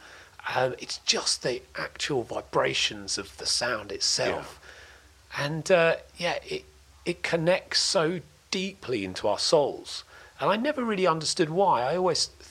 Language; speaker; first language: English; native; English